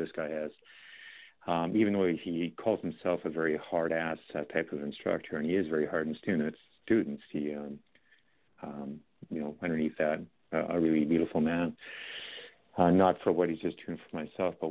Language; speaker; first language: English; native; English